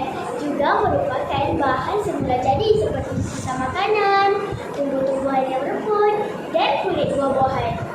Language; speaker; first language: Malay; native; Malay